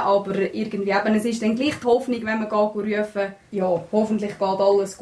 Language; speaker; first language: German; native; German